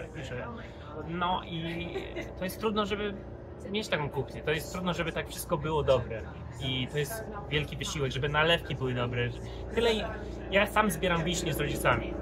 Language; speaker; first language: Polish; early bilingual, heritage; English